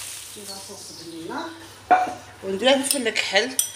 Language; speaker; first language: Arabic; native; Arabic